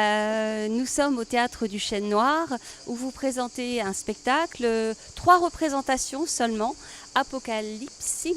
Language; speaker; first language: French; native; French